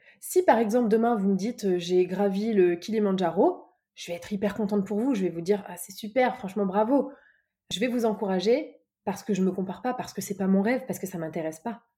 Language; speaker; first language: French; native; French